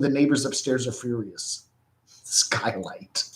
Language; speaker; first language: English; native; English